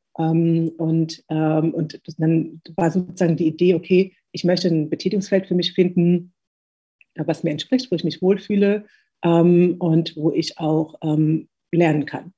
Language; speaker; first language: German; early bilingual, other home language; Tigrinya